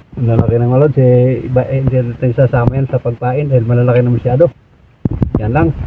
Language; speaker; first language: Filipino; non-native, local second language; Cebuano